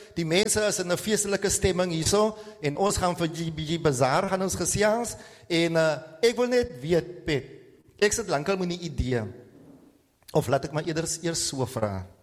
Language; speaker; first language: Afrikaans; native; Afrikaans